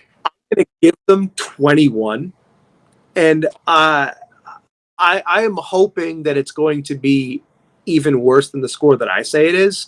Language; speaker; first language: English; native; English